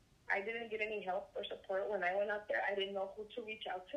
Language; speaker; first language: English; early bilingual, other home language; Spanish